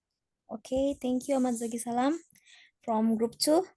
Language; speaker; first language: English; non-native, fluent; Indonesian